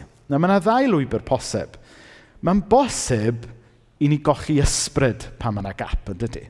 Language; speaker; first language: Welsh; native; Welsh